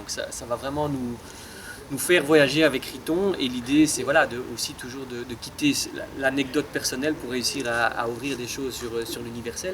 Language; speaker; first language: French; native; French